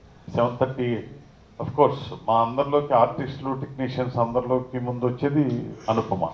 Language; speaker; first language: Telugu; native; Telugu